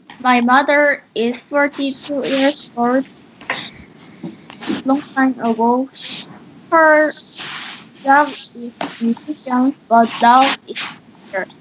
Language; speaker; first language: English; non-native, learner; Korean